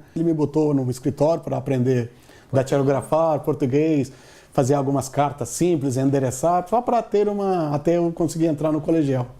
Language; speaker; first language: Portuguese; non-native, fluent; Telugu